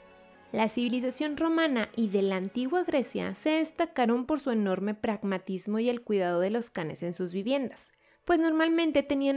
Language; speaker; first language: Spanish; native; Spanish